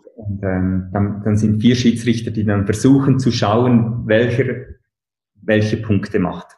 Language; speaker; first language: German; native; German